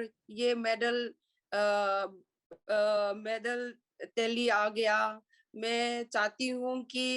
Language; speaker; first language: Hindi; non-native, local second language; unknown